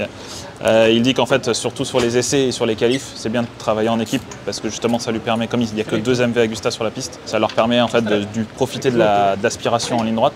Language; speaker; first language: French; native; French